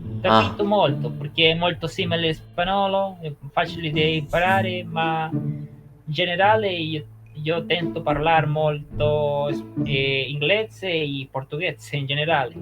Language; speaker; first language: Italian; non-native, learner; Spanish